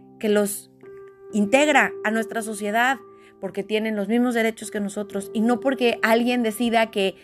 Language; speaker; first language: Spanish; native; Spanish